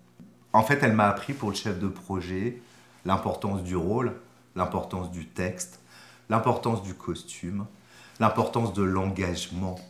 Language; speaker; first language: French; native; French